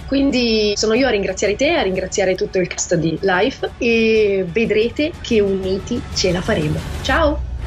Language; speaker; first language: Italian; native; Italian